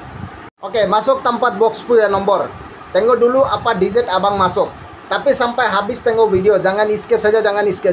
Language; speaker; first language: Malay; non-native, learner; Bangla